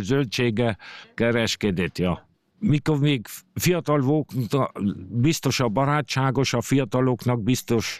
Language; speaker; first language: Hungarian; early bilingual, heritage; Hungarian